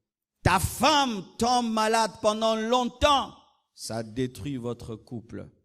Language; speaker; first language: French; non-native, local second language; Lingala